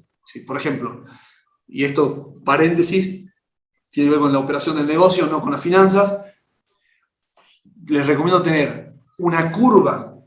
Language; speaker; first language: Spanish; native; Spanish